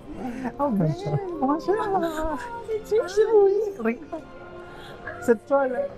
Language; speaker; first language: French; non-native, fluent; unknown